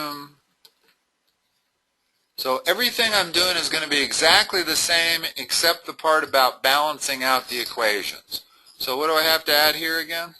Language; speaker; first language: English; native; English